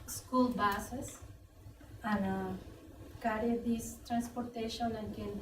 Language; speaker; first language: English; non-native, learner; Spanish